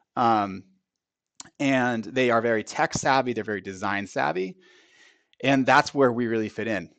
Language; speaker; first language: English; native; English